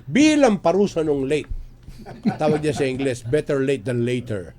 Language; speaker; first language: Filipino; non-native, local second language; Pampanga